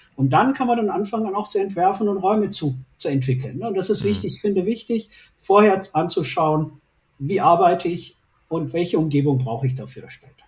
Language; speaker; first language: German; early bilingual, other home language; Turkish